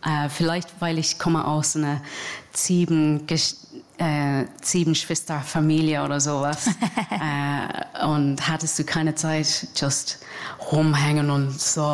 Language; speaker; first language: German; non-native, learner; English